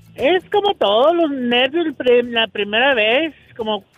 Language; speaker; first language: Spanish; native; Spanish